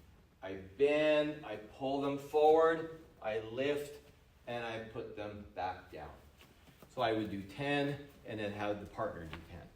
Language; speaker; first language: English; native; English